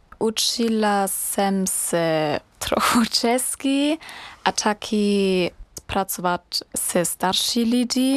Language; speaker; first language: Czech; non-native, learner; German